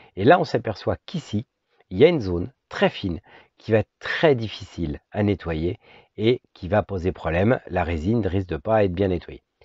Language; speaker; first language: French; native; French